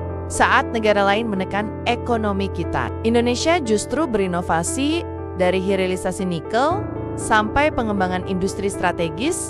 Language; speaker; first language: Indonesian; native; Indonesian